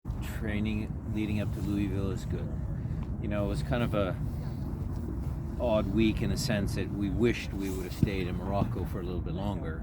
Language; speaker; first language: English; native; English